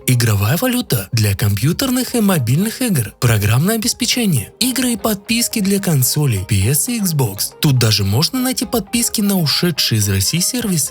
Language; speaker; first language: Russian; native; Russian